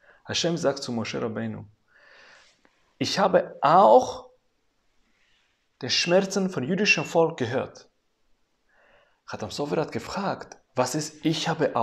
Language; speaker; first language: German; non-native, fluent; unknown